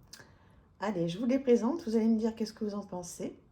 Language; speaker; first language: French; native; French